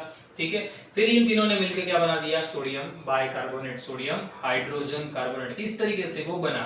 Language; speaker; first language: Hindi; native; Hindi